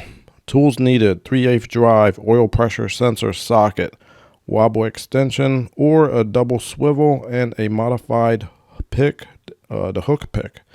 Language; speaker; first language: English; native; English